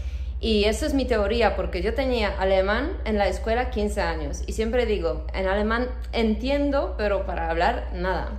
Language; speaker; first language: Spanish; non-native, fluent; Polish